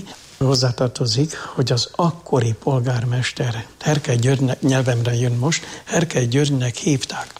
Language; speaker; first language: Hungarian; native; Hungarian